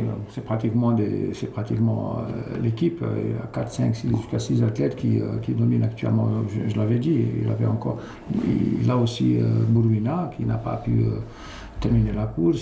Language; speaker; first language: French; non-native, local second language; Arabic